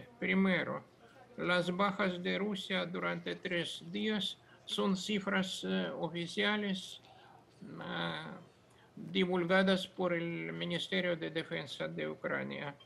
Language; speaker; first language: Spanish; non-native, fluent; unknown